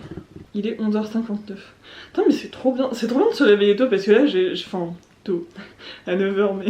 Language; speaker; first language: French; native; French